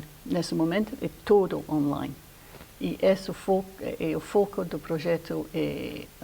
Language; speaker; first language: Portuguese; non-native, fluent; English